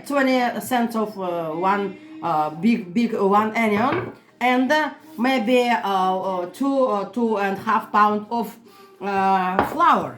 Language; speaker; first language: English; non-native, learner; Russian